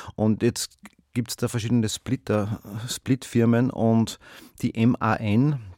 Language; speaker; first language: German; native; German